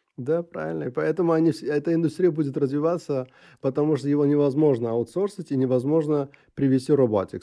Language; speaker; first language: Russian; non-native, local second language; Uzbek